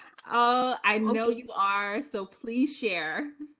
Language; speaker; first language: English; native; English